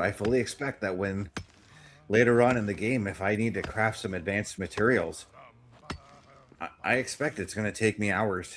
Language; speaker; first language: English; native; English